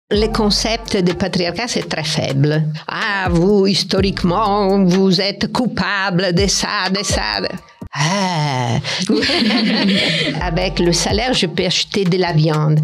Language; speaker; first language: French; non-native, fluent; Italian